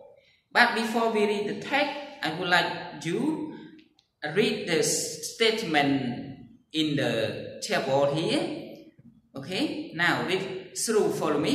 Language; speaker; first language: English; non-native, learner; Khmer